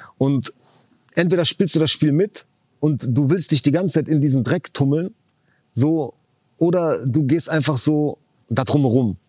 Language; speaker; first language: German; early bilingual, other home language; Chechen